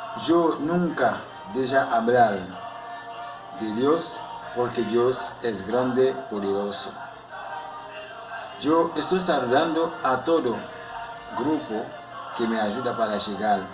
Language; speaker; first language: Spanish; non-native, learner; Haitian Creole